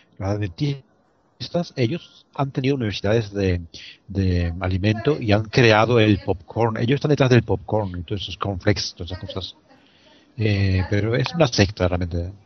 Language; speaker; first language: Spanish; non-native, fluent; German